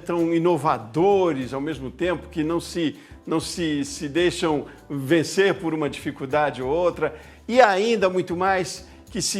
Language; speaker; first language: Portuguese; native; Portuguese